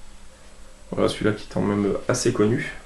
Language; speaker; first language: French; native; French